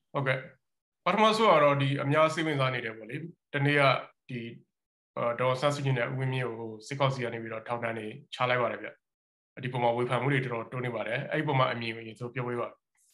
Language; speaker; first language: Burmese; native; Burmese